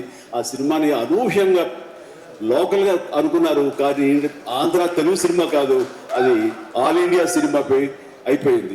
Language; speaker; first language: Telugu; native; Telugu